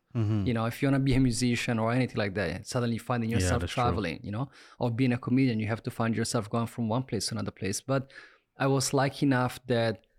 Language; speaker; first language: English; non-native, fluent; Italian